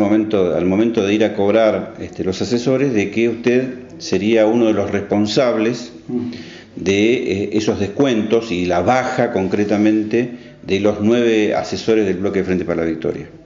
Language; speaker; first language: Spanish; native; Spanish